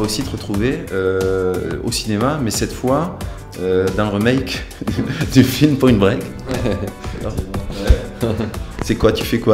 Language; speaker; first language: French; native; French